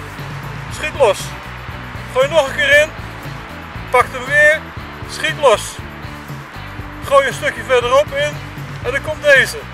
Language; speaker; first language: Dutch; native; Dutch